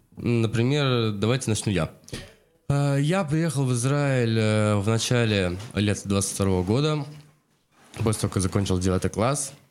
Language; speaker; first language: Russian; native; Russian